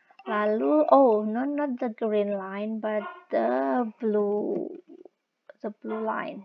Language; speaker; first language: English; non-native, fluent; Indonesian